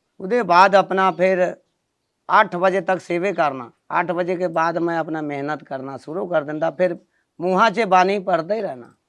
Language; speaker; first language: Punjabi; non-native, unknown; Nepali